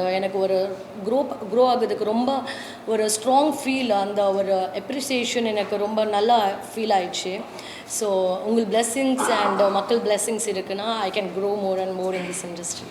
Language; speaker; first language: Tamil; non-native, learner; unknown